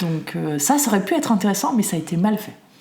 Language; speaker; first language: French; native; French